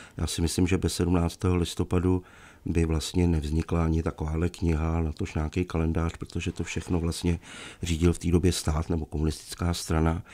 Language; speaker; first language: Czech; native; Czech